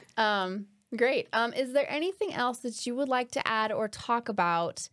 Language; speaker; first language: English; native; English